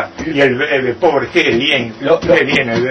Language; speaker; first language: Spanish; native; Spanish